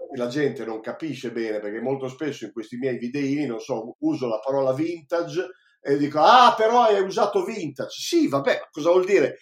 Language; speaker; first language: Italian; native; Italian